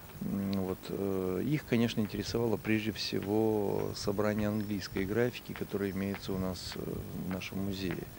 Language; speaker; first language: Russian; native; Russian